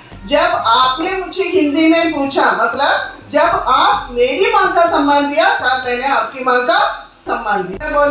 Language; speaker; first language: Hindi; non-native, local second language; Malayalam